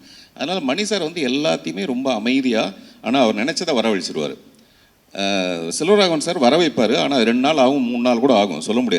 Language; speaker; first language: Tamil; native; Tamil